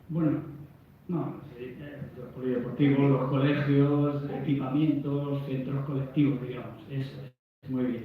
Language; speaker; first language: Spanish; native; Spanish